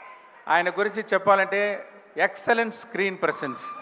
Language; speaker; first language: Telugu; non-native, local second language; Tamil